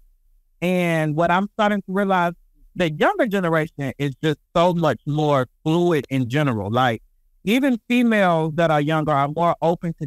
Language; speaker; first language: English; native; English